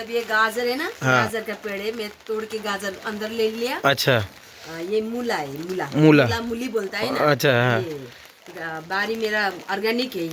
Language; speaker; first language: Hindi; non-native, local second language; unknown